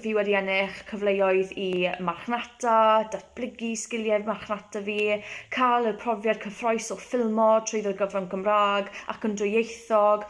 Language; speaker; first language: Welsh; non-native, local second language; English